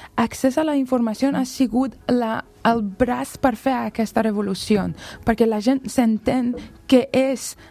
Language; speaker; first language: Catalan; non-native, fluent; Persian